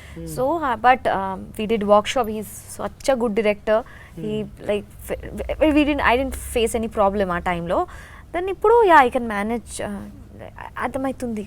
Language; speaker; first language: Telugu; non-native, learner; Bangla